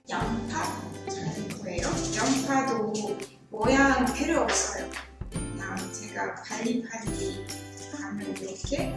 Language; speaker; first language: Korean; non-native, learner; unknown